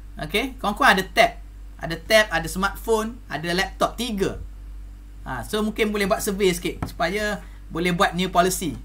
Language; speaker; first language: Malay; native; Malay